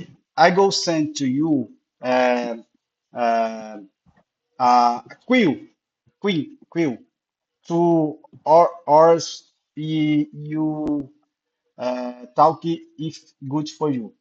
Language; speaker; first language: English; non-native, learner; Portuguese